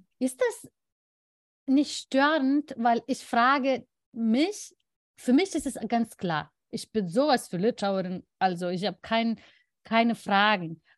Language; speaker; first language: German; non-native, fluent; Lithuanian